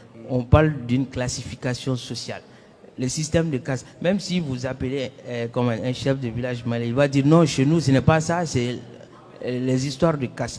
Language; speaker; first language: French; non-native, local second language; Soninke